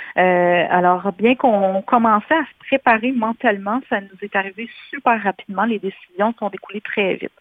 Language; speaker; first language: French; native; French